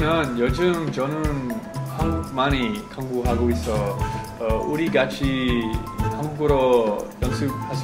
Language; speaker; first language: Korean; non-native, learner; English